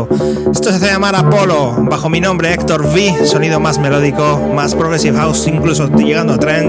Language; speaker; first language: Spanish; native; Spanish